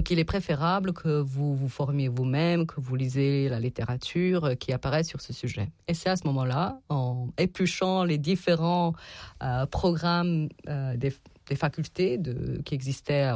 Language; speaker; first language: French; non-native, fluent; Serbian